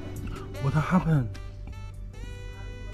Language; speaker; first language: English; non-native, learner; Chinese